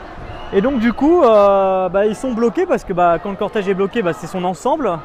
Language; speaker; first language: French; native; French